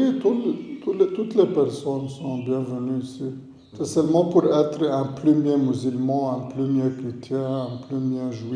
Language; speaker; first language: French; non-native, learner; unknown